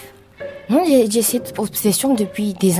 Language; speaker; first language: French; non-native, fluent; Japanese